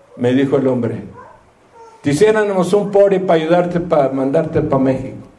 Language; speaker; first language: Spanish; native; Spanish